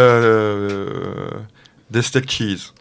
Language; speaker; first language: Turkish; non-native, fluent; French